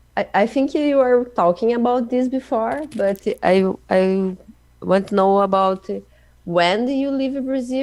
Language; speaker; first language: English; non-native, learner; Portuguese